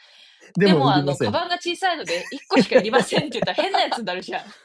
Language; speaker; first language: Japanese; native; Japanese